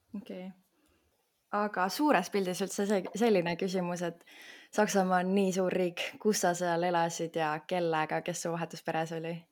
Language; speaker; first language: Estonian; native; Estonian